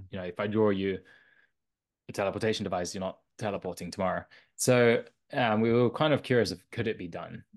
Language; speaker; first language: English; native; English